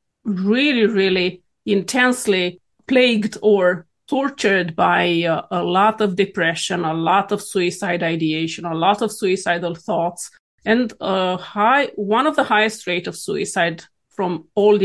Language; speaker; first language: English; non-native, fluent; Romanian